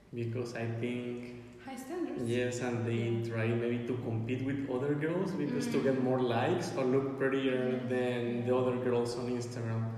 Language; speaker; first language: English; non-native, fluent; Spanish